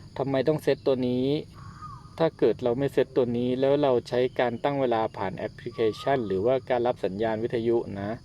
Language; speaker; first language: Thai; native; Thai